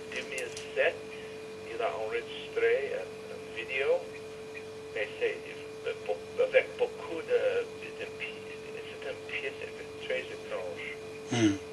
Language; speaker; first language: French; non-native, fluent; English